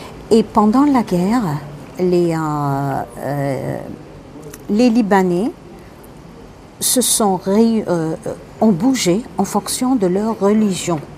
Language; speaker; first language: French; non-native, local second language; Arabic